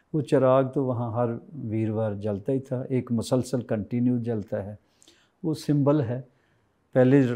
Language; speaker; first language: Hindi; native; Hindi